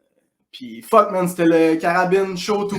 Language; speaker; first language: French; native; French